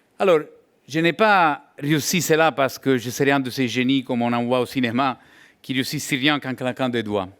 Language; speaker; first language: French; non-native, fluent; Italian